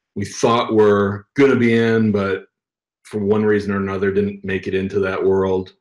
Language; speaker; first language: English; native; English